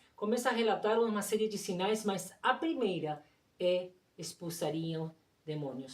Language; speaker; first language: Portuguese; non-native, fluent; Spanish